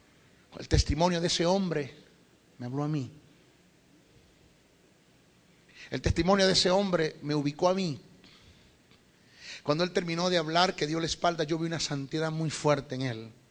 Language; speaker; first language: Spanish; native; Spanish